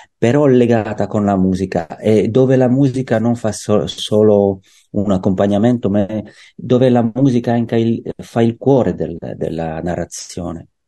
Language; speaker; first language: Italian; non-native, learner; Czech